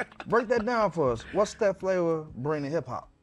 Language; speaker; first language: English; native; English